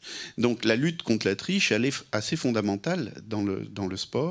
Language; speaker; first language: French; native; French